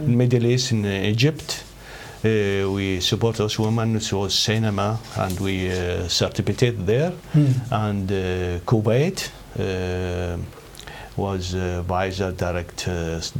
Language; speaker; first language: English; non-native, learner; Arabic